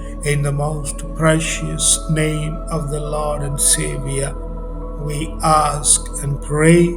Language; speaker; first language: English; non-native, local second language; Tamil